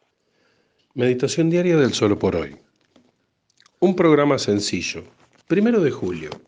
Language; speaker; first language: Spanish; native; Spanish